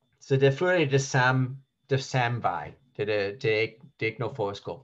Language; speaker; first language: Danish; non-native, learner; English